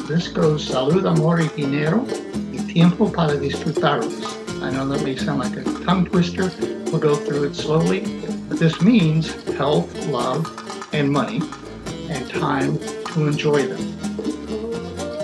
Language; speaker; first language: English; native; English